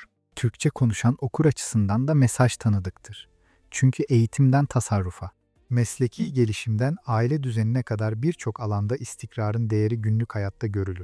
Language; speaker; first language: Turkish; native; Turkish